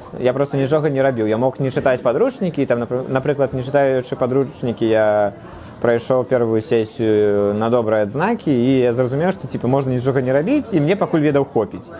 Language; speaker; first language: Belarusian; non-native, local second language; Russian